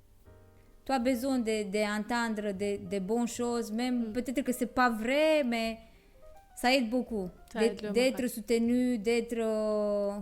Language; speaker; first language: French; non-native, fluent; Romanian